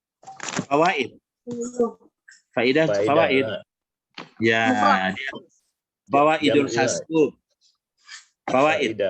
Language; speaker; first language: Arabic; non-native, fluent; Indonesian